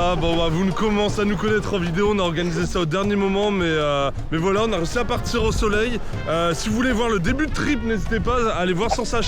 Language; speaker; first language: French; native; French